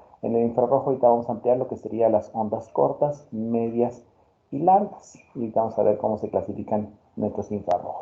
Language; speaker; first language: Spanish; native; Spanish